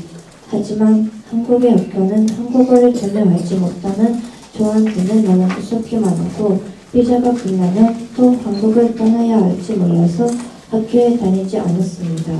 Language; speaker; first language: Korean; early bilingual, other home language; Russian